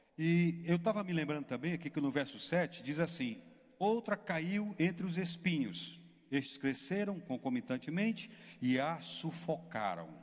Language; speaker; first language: Portuguese; native; Portuguese